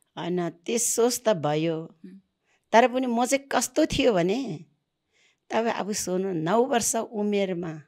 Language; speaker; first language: Nepali; non-native, local second language; Sherpa